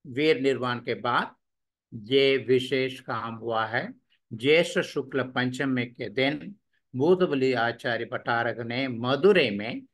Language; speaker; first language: Hindi; non-native, local second language; Tamil